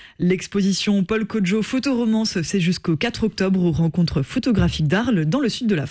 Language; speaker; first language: French; native; French